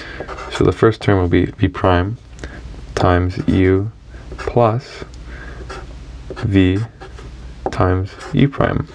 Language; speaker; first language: English; native; English